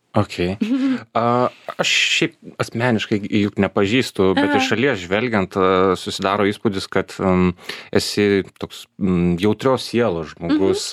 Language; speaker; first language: Lithuanian; native; Lithuanian